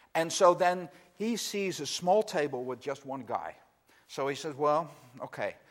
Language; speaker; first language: English; non-native, fluent; Dutch